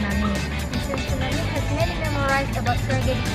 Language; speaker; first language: English; non-native, learner; Indonesian